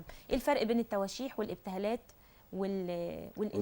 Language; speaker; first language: Arabic; native; Arabic